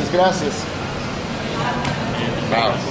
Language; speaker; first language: Spanish; non-native, learner; English